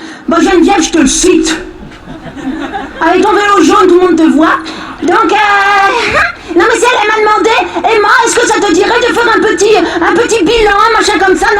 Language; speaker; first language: French; native; French